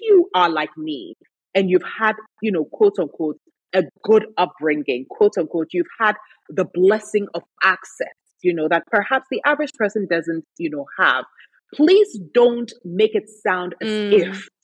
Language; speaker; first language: English; non-native, local second language; Akan